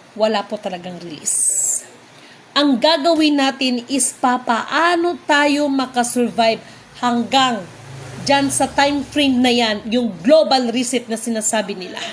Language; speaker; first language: Filipino; non-native, local second language; Cebuano